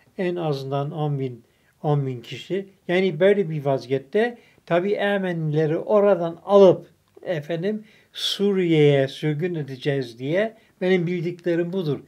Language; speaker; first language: Turkish; early bilingual, other home language; German